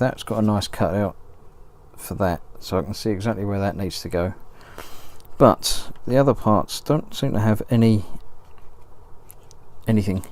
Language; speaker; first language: English; native; English